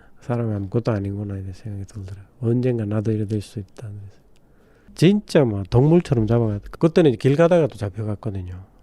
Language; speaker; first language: Korean; non-native, fluent; Bangla